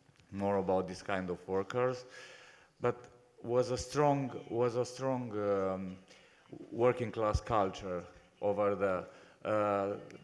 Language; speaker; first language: English; non-native, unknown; Romanian